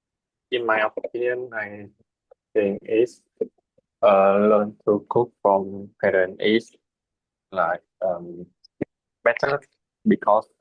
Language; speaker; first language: English; non-native, learner; Vietnamese